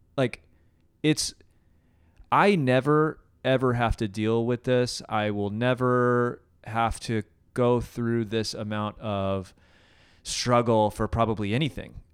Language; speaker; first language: English; native; English